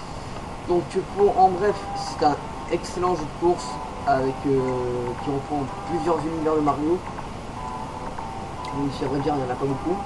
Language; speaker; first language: French; native; French